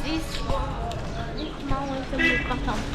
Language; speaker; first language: English; non-native, learner; Arabic